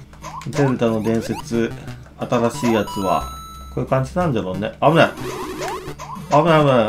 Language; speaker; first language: Japanese; native; Japanese